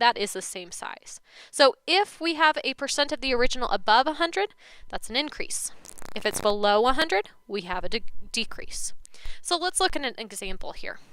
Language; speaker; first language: English; native; English